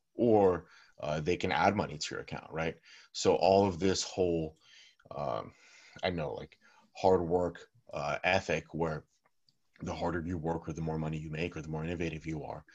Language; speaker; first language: English; early bilingual, other home language; Russian